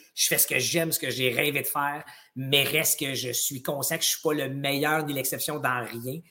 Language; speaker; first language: French; native; French